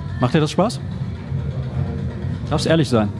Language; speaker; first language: German; native; German